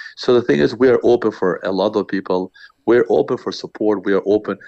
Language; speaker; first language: English; non-native, fluent; Albanian